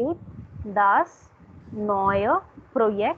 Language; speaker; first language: German; non-native, fluent; Hindi